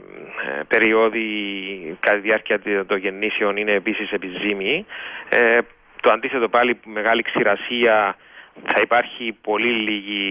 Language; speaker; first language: Greek; native; Greek